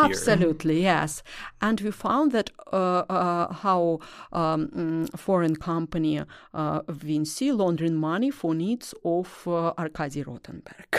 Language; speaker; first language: English; non-native, learner; Russian